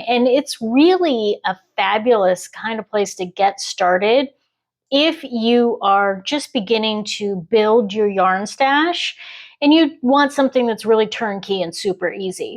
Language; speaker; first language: English; native; English